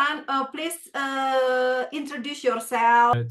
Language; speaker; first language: English; non-native, fluent; Indonesian